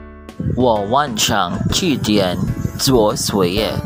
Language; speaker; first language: Chinese; non-native, learner; Filipino